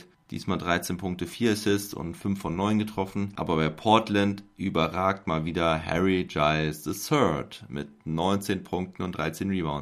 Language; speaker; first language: German; native; German